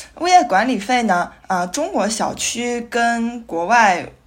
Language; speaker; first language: Chinese; native; Chinese